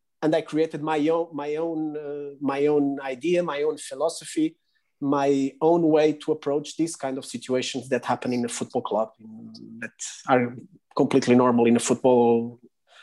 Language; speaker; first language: English; non-native, fluent; Portuguese